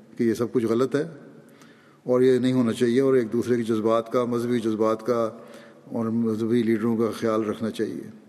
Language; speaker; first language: Urdu; native; Urdu